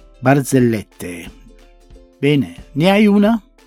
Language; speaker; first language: Italian; native; Italian